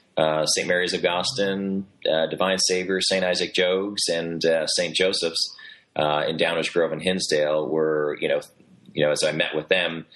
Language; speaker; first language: English; native; English